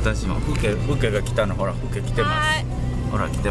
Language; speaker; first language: Japanese; native; Japanese